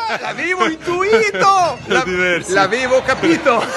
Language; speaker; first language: Italian; native; Italian